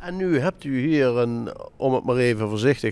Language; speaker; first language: Dutch; native; Dutch